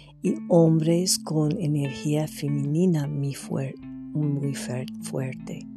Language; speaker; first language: Spanish; non-native, fluent; French